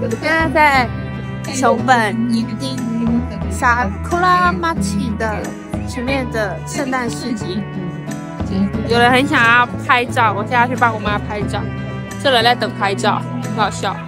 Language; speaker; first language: Chinese; native; Chinese